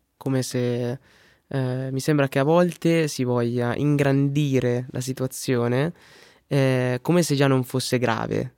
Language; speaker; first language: Italian; native; Italian